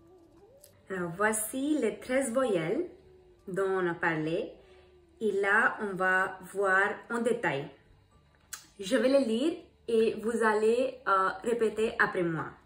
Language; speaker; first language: French; non-native, learner; Hindi